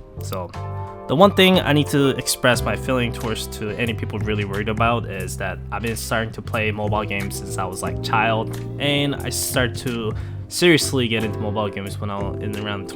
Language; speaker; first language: English; non-native, fluent; Korean